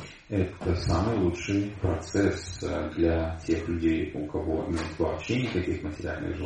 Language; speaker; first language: Russian; native; Russian